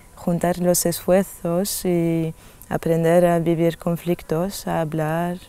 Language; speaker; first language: Spanish; non-native, fluent; French